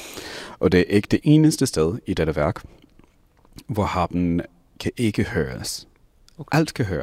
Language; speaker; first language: Danish; non-native, fluent; English